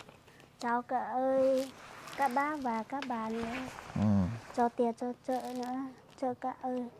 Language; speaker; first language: Vietnamese; non-native, local second language; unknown